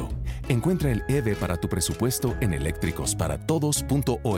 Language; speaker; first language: Spanish; native; Spanish